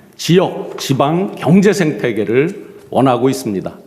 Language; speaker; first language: Korean; native; Korean